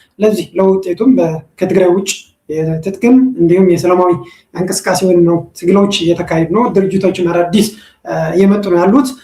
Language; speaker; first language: Amharic; non-native, local second language; Tigrinya